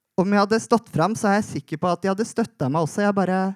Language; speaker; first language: Norwegian; native; Norwegian